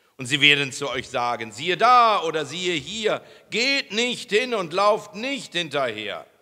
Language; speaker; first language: German; native; German